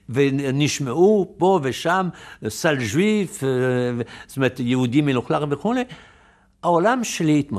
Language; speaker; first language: Hebrew; non-native, fluent; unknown